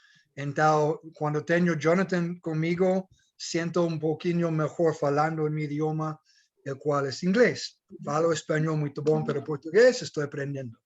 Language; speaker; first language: Portuguese; non-native, learner; English